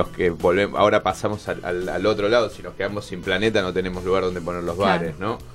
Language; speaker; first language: Spanish; native; Spanish